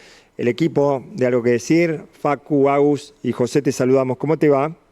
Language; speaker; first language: Spanish; native; Spanish